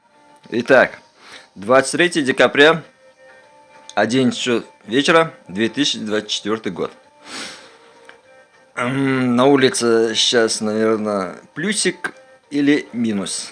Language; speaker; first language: Russian; non-native, local second language; Uzbek